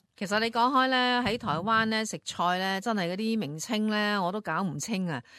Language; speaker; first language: Cantonese; native; Cantonese